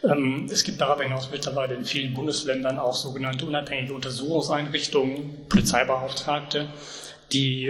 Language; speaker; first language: German; native; German